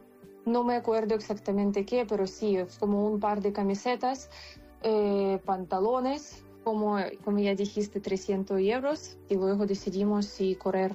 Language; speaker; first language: Spanish; non-native, fluent; Ukrainian